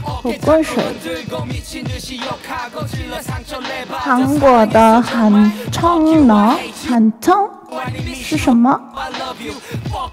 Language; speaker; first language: Chinese; non-native, learner; Korean